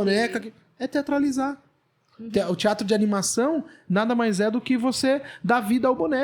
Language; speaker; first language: Portuguese; native; Portuguese